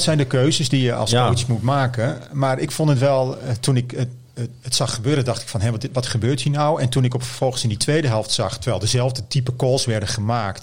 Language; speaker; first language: Dutch; native; Dutch